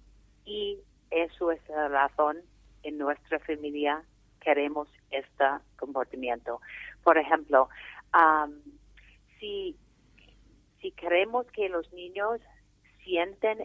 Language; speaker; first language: Spanish; non-native, fluent; English